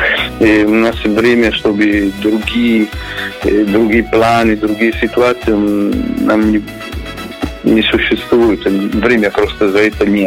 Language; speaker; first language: Russian; non-native, learner; Italian